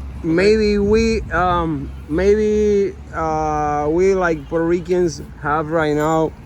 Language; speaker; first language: English; non-native, learner; Spanish